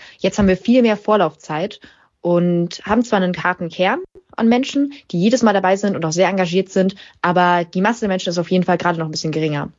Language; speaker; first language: German; native; German